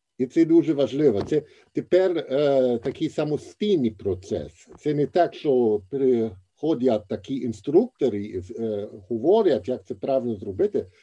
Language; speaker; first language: Ukrainian; non-native, fluent; German